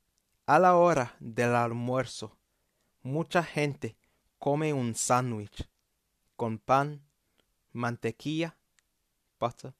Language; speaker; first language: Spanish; non-native, fluent; English